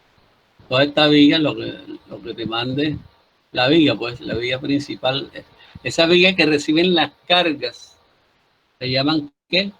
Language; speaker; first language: Spanish; native; Spanish